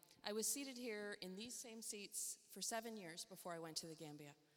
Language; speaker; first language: English; native; English